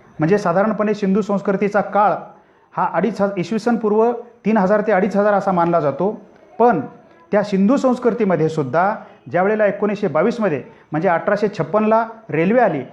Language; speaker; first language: Marathi; non-native, local second language; Lambadi